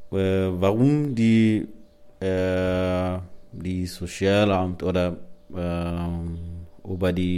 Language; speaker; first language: German; non-native, learner; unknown